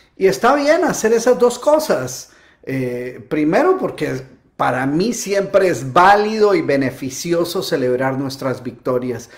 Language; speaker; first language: Spanish; native; Spanish